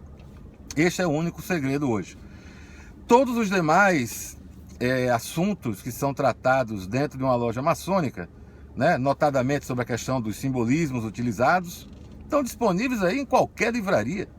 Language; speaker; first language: Portuguese; native; Portuguese